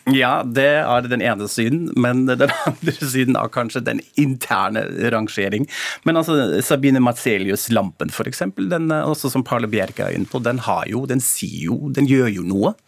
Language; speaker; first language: Norwegian; non-native, fluent; German